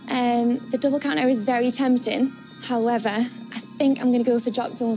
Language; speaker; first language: English; native; English